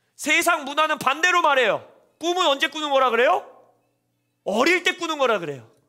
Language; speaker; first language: Korean; native; Korean